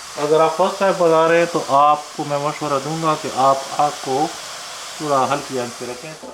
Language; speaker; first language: Urdu; non-native, local second language; Pashto